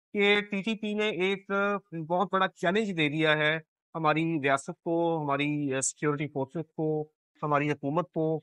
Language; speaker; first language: Urdu; non-native, local second language; Punjabi